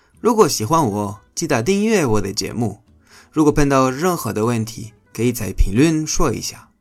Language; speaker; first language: Chinese; non-native, fluent; Spanish